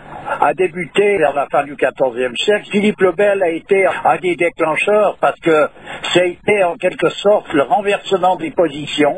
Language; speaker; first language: French; native; French